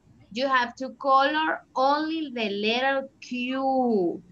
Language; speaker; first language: English; non-native, learner; Spanish